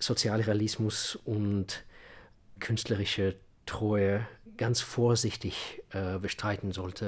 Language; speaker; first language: German; non-native, fluent; Russian